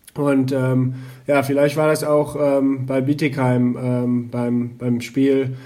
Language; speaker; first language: German; native; German